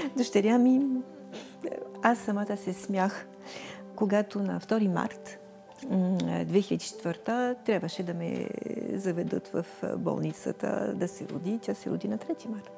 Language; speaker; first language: Bulgarian; non-native, fluent; French